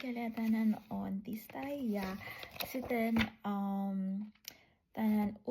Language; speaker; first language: Finnish; non-native, learner; Filipino